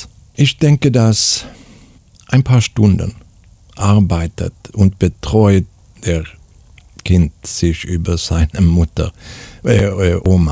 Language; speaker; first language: German; non-native, learner; Swedish